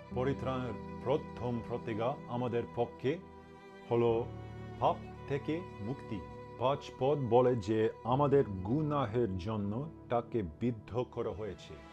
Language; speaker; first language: Bangla; non-native, learner; English